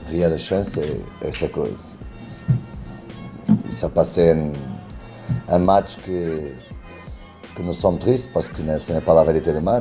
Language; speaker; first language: French; non-native, learner; Spanish